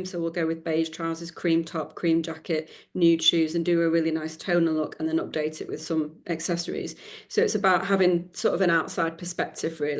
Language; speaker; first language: English; native; English